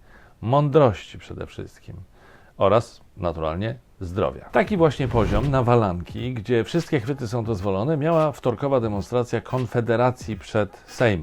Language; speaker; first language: Polish; native; Polish